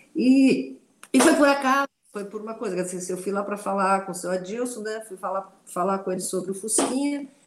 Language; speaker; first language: Portuguese; non-native, local second language; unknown